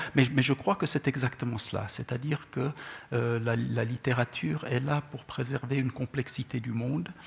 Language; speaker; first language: French; non-native, local second language; Czech